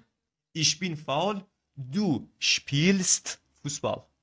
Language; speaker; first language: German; non-native, fluent; Persian